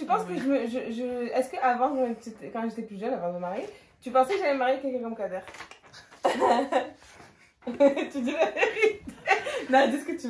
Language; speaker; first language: French; native; French